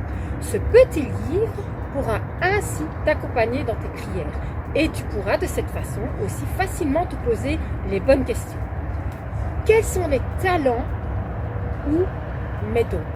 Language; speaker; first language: French; native; French